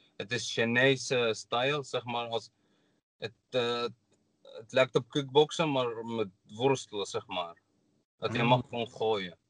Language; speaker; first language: Dutch; non-native, learner; Arabic